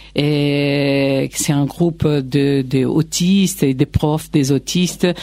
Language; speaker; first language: French; non-native, fluent; Portuguese